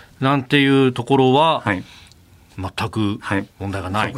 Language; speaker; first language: Japanese; native; Japanese